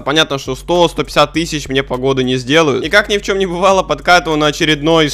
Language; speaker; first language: Russian; native; Russian